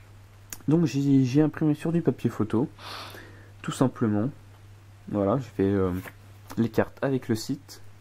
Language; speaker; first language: French; native; French